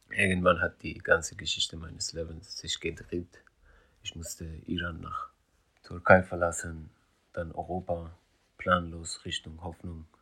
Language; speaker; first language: German; non-native, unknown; Persian